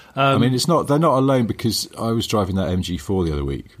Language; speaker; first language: English; native; English